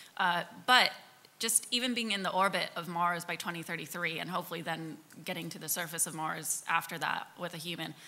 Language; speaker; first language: English; native; English